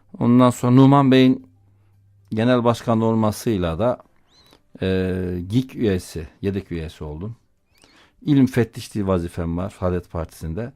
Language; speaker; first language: Turkish; native; Turkish